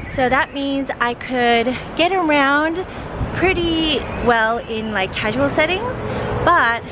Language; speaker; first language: English; native; English